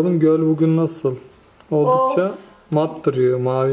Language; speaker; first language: Turkish; native; Turkish